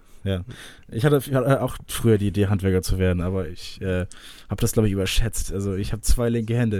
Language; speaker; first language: German; native; German